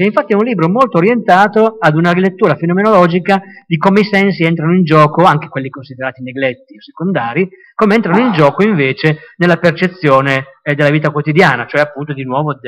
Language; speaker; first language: Italian; native; Italian